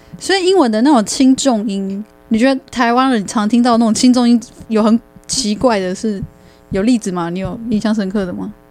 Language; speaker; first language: Chinese; native; Chinese